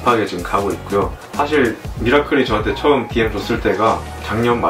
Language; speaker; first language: Korean; native; Korean